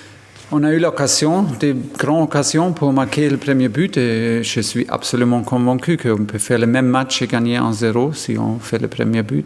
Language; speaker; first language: French; non-native, fluent; German